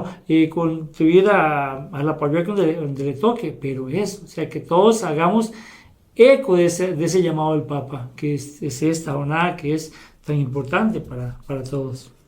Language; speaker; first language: Spanish; native; Spanish